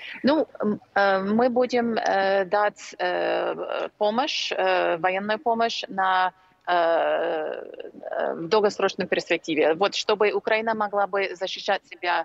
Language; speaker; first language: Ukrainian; non-native, learner; English